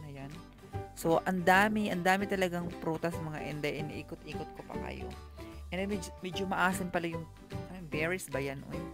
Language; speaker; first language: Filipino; non-native, local second language; Cebuano